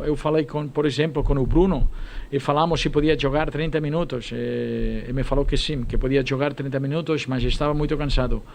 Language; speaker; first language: Portuguese; non-native, fluent; Spanish